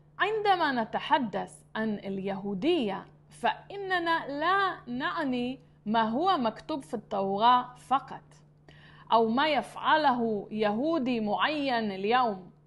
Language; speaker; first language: Arabic; non-native, fluent; Hebrew